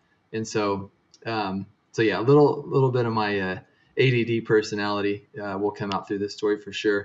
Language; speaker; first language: English; native; English